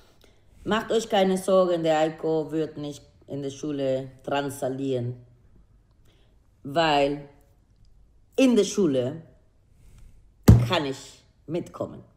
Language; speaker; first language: German; non-native, learner; Spanish